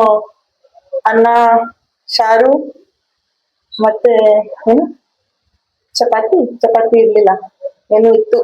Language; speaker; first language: Kannada; non-native, learner; Hindi